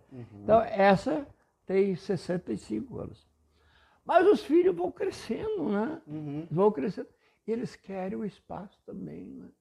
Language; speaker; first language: Portuguese; non-native, local second language; German